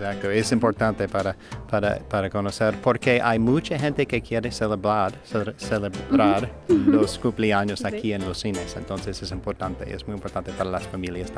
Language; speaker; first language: Spanish; non-native, learner; English